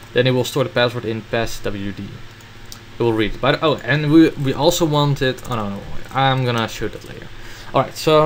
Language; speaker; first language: English; non-native, fluent; Dutch